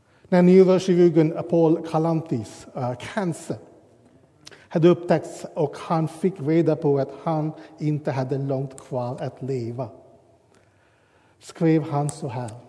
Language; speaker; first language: Swedish; non-native, fluent; English